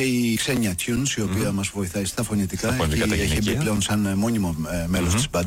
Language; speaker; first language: Greek; non-native, local second language; English